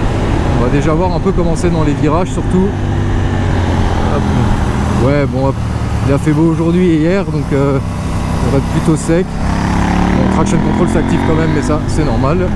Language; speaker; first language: French; native; French